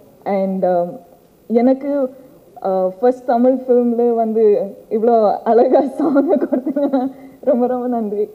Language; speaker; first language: Tamil; non-native, learner; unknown